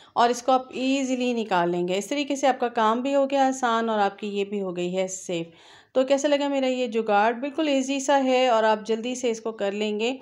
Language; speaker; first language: Urdu; native; Urdu